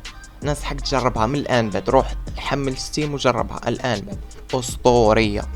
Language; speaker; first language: Arabic; native; Arabic